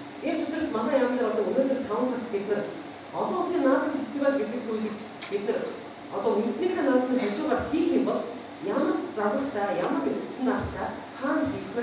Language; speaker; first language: Mongolian; native; Mongolian